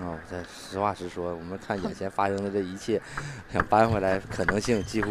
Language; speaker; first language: Chinese; native; Chinese